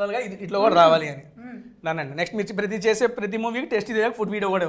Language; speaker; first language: Telugu; native; Telugu